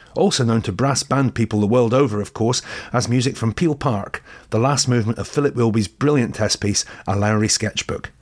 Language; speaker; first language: English; native; English